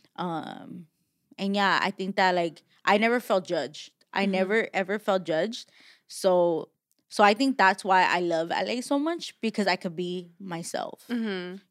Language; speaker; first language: English; early bilingual, other home language; Spanish